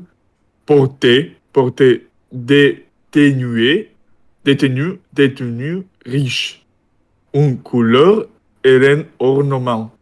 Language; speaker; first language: French; non-native, learner; Russian